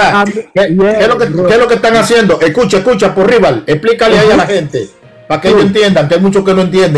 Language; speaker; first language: Spanish; native; Spanish